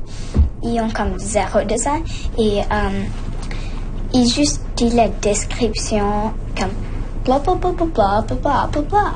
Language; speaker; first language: French; non-native, local second language; English